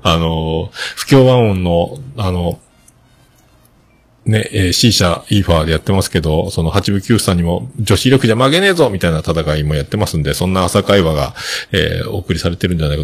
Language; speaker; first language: Japanese; native; Japanese